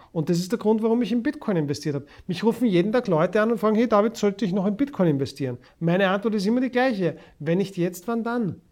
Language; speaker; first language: German; native; German